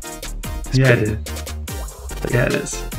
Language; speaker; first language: English; native; English